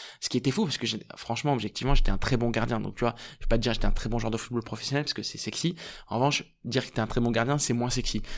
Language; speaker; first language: French; early bilingual, other home language; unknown